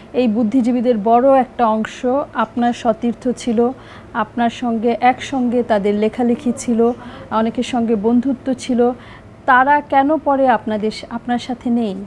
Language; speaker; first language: Bangla; native; Bangla